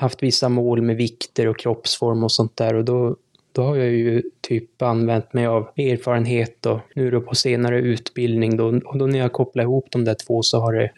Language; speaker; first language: Swedish; native; Swedish